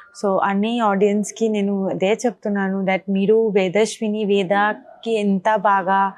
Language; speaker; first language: Telugu; non-native, local second language; Bangla